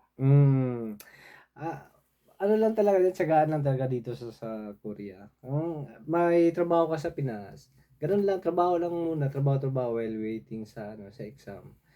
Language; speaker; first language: Filipino; non-native, local second language; Cebuano